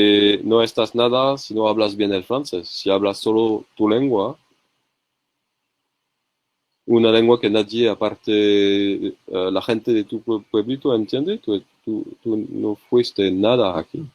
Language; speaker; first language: Spanish; non-native, learner; French